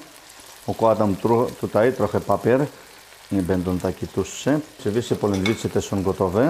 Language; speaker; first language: Polish; non-native, fluent; Greek